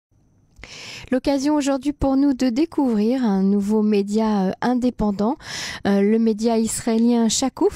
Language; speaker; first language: French; native; French